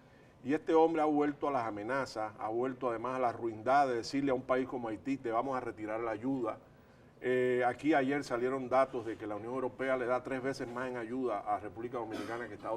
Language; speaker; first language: Spanish; native; Spanish